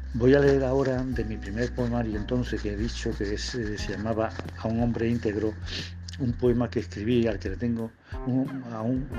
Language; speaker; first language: Spanish; native; Spanish